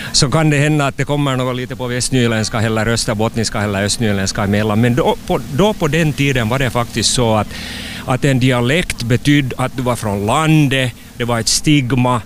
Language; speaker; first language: Swedish; native; Swedish